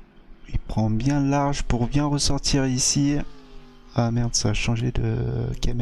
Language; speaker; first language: French; native; French